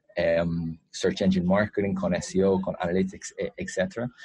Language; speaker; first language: Spanish; non-native, fluent; English